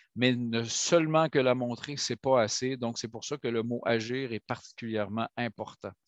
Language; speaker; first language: French; native; French